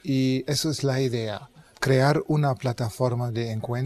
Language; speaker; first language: Spanish; non-native, fluent; German